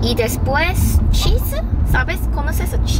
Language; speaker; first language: Spanish; non-native, fluent; Korean